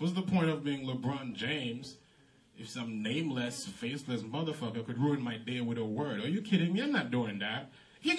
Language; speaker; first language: English; non-native, fluent; Haitian Creole